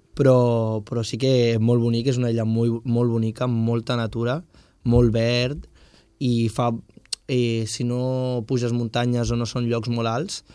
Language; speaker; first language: Catalan; non-native, fluent; Portuguese